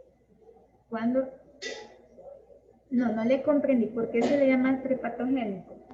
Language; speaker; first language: Spanish; native; Spanish